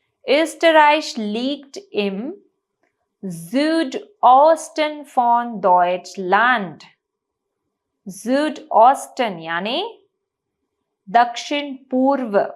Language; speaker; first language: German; non-native, fluent; Hindi